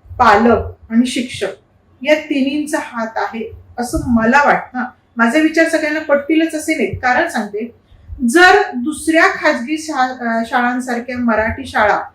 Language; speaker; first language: Marathi; native; Marathi